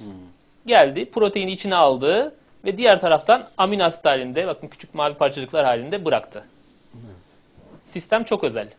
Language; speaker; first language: Turkish; native; Turkish